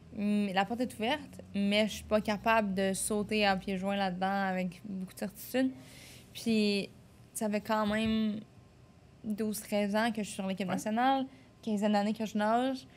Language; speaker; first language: French; native; French